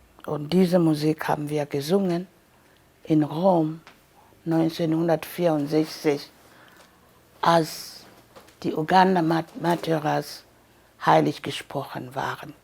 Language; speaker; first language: German; non-native, learner; Ganda